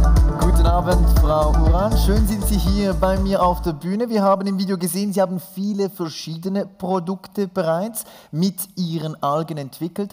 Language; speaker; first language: German; native; German